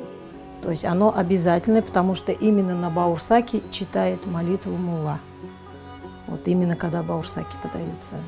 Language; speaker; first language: Russian; native; Russian